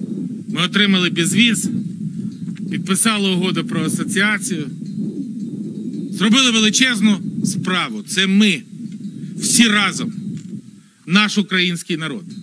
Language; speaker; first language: Ukrainian; native; Ukrainian